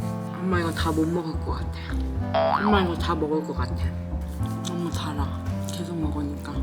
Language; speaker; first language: Korean; early bilingual, heritage; Korean